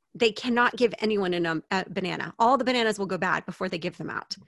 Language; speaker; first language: English; native; English